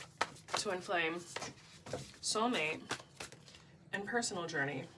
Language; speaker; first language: English; native; English